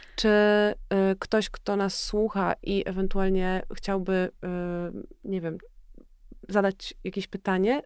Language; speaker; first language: Polish; native; Polish